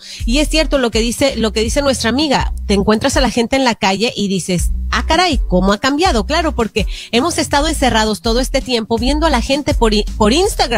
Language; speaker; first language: Spanish; native; Spanish